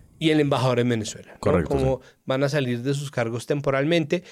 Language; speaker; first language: Spanish; native; Spanish